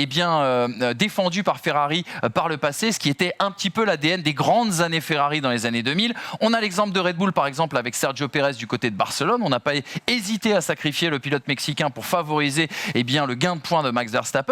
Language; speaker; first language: French; native; French